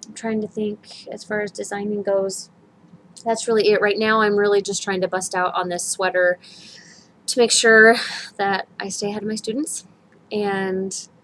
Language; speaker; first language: English; native; English